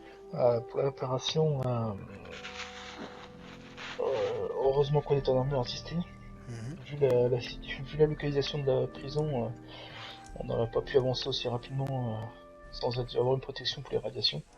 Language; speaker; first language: French; native; French